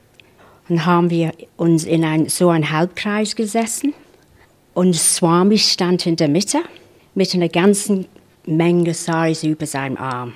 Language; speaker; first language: German; non-native, fluent; English